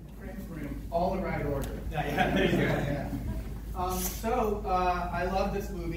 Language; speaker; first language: English; native; English